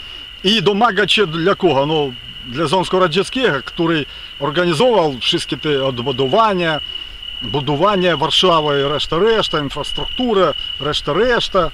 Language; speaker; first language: Polish; non-native, fluent; Ukrainian